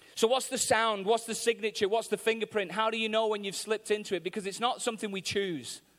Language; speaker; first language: English; native; English